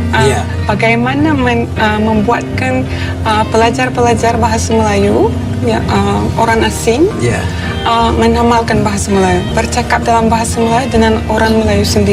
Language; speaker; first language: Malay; non-native, fluent; Russian